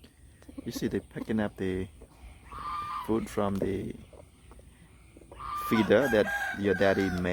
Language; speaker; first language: English; non-native, learner; Khmer